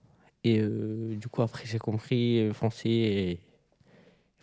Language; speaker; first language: French; early bilingual, other home language; Arabic